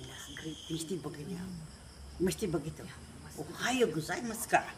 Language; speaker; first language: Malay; non-native, local second language; Central Dusun